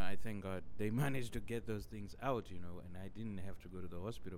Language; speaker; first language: English; non-native, local second language; Shona